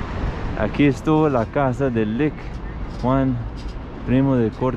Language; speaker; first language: Spanish; non-native, learner; English